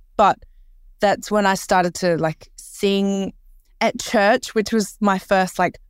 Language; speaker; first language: English; early bilingual, other home language; Korean